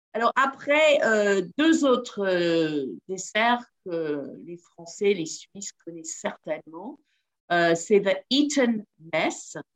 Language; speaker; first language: French; non-native, fluent; English